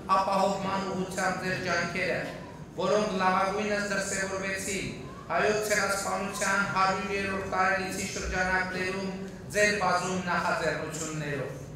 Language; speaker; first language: Armenian; native; Armenian